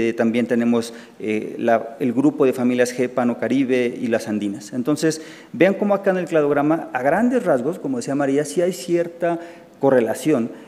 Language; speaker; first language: Spanish; native; Spanish